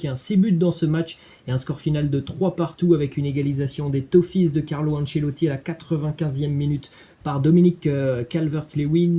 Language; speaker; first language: French; native; French